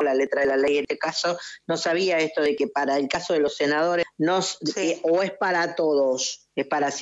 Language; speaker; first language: Spanish; native; Spanish